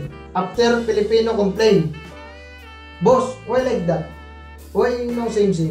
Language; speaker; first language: English; non-native, learner; Filipino